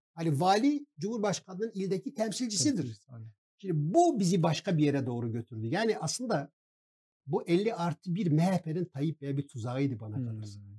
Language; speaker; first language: Turkish; non-native, local second language; Kurdish